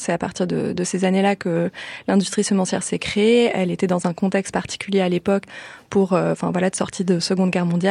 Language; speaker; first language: French; native; French